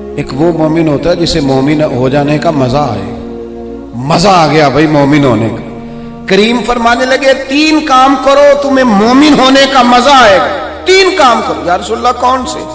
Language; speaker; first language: Urdu; non-native, local second language; Punjabi